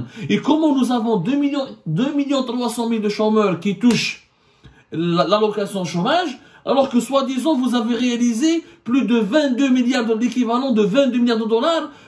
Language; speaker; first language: French; non-native, local second language; Arabic